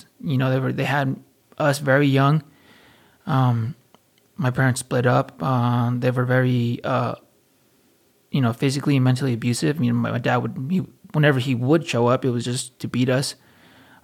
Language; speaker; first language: English; native; English